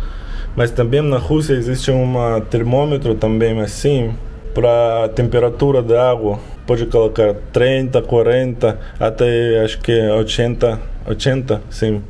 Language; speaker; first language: Portuguese; non-native, learner; Russian